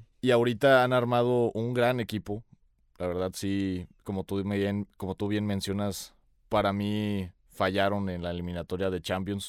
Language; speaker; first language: Spanish; native; Spanish